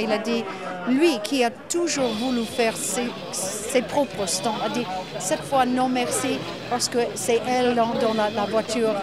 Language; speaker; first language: French; non-native, fluent; English